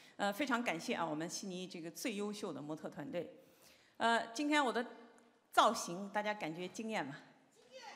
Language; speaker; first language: Chinese; native; Chinese